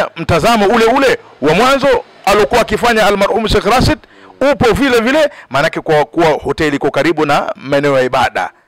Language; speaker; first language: Swahili; native; Swahili